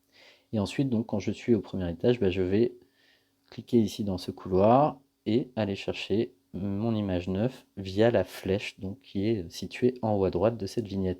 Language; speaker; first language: French; native; French